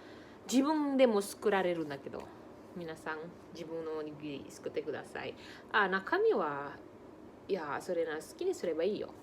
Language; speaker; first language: Japanese; non-native, learner; Indonesian